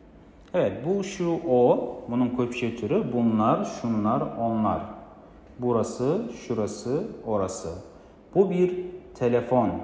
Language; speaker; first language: Turkish; non-native, fluent; Kazakh